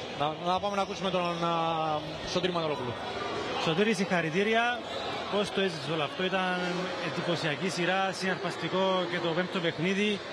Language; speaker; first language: Greek; native; Greek